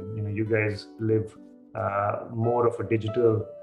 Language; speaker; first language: English; non-native, local second language; Hindi